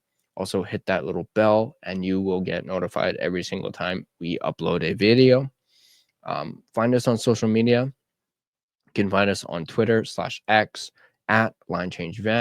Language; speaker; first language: English; native; English